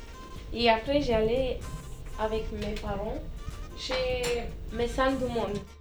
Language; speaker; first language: French; early bilingual, other home language; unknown